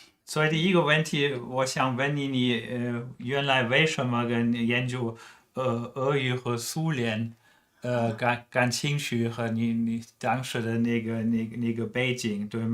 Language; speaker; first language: Chinese; non-native, fluent; German